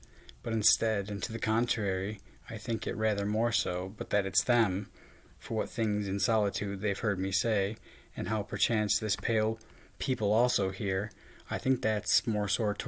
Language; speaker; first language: English; native; English